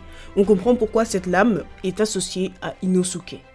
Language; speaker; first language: French; native; French